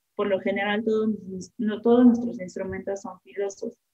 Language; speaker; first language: Spanish; native; Spanish